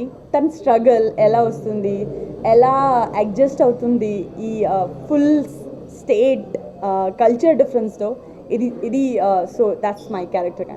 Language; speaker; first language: Telugu; non-native, learner; Gujarati